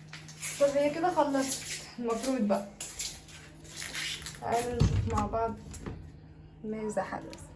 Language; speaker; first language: Arabic; native; Arabic